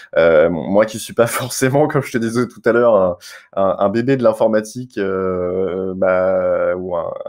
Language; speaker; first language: French; native; French